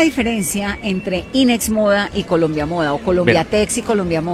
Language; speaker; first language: Spanish; native; Spanish